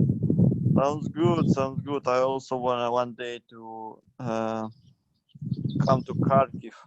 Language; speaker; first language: English; non-native, fluent; Russian